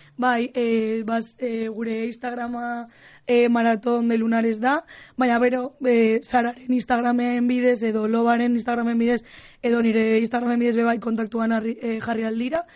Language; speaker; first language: Basque; non-native, local second language; Spanish